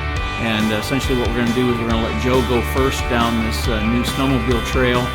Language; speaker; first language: English; native; English